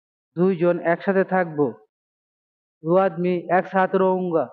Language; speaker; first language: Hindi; non-native, learner; Bangla